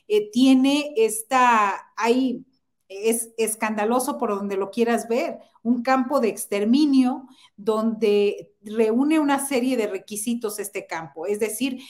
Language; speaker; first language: Spanish; native; Spanish